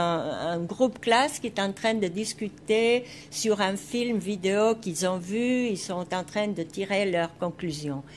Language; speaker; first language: French; non-native, fluent; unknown